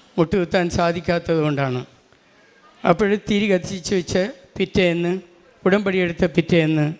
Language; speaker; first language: Malayalam; non-native, local second language; Tamil